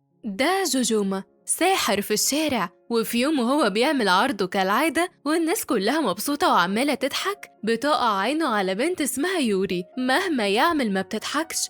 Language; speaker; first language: Arabic; native; Arabic